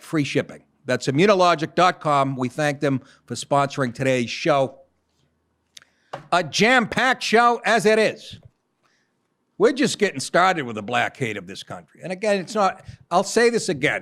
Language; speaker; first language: English; native; English